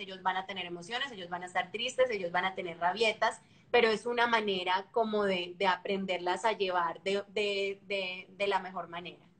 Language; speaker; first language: Spanish; native; Spanish